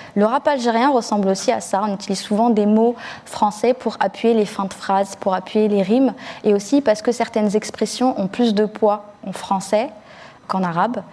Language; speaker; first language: French; early bilingual, other home language; Arabic